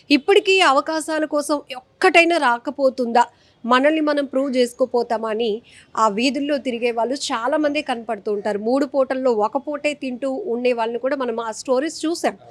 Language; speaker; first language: Telugu; native; Telugu